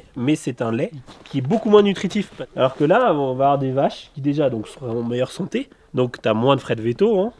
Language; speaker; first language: French; native; French